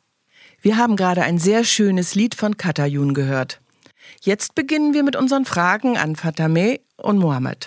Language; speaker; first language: German; native; German